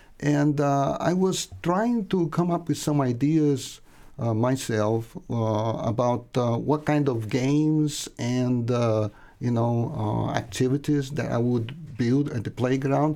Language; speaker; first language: English; non-native, fluent; Portuguese